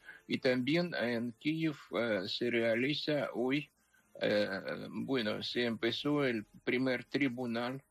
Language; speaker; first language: Spanish; non-native, fluent; Ukrainian